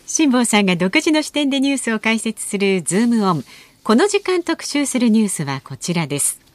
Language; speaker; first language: Japanese; native; Japanese